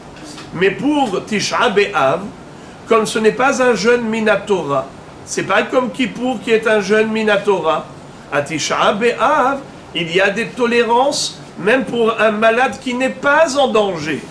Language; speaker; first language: French; native; French